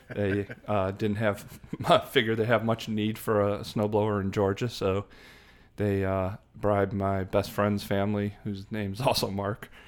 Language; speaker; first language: English; native; English